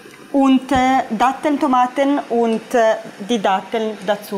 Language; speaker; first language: German; non-native, fluent; Italian